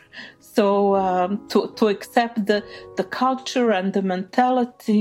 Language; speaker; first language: English; non-native, fluent; Bosnian